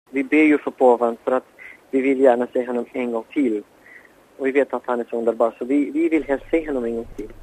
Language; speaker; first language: Swedish; non-native, fluent; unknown